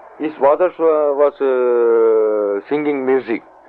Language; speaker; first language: English; non-native, local second language; Marathi